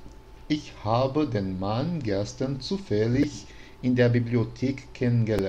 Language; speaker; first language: German; non-native, fluent; Portuguese